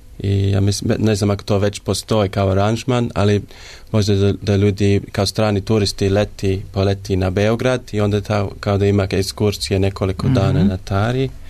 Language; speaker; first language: Serbian; non-native, learner; English